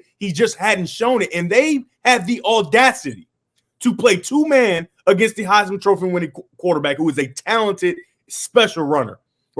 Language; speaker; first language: English; native; English